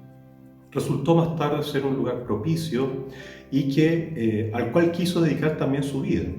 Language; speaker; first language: Spanish; native; Spanish